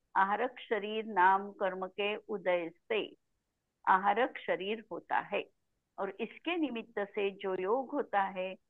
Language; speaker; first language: Hindi; non-native, local second language; Marathi